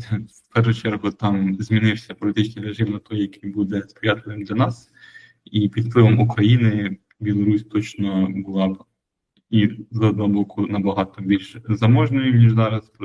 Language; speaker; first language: Ukrainian; native; Ukrainian